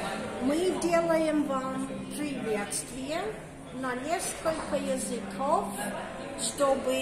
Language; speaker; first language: Russian; non-native, learner; English